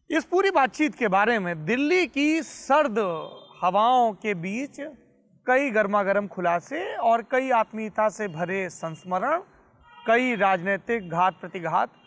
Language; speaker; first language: Hindi; native; Hindi